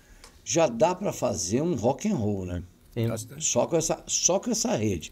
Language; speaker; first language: Portuguese; native; Portuguese